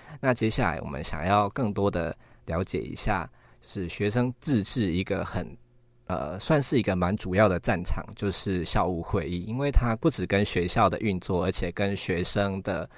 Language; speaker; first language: Chinese; native; Chinese